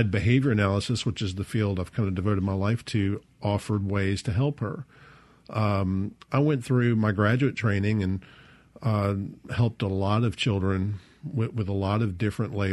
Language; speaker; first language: English; native; English